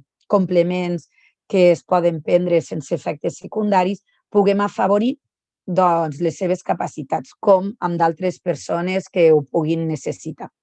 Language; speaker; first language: Catalan; native; Catalan